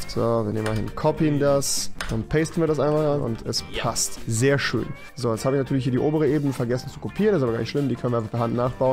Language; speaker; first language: German; native; German